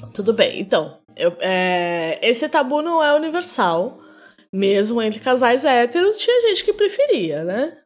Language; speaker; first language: Portuguese; native; Portuguese